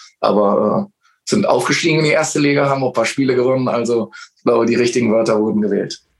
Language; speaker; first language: German; native; German